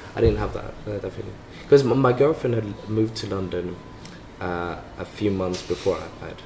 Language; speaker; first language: English; non-native, fluent; Swedish